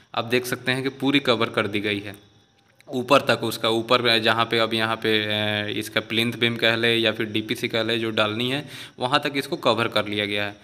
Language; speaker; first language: Hindi; native; Hindi